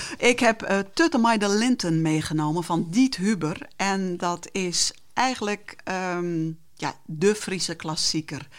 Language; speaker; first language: Dutch; non-native, local second language; Western Frisian